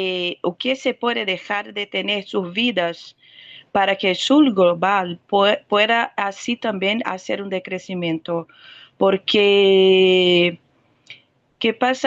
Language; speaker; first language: Spanish; non-native, fluent; Portuguese